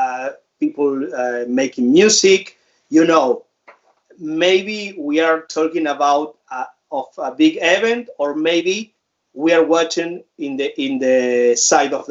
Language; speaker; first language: English; non-native, fluent; Spanish